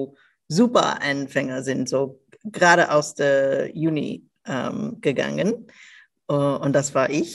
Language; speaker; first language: German; non-native, local second language; English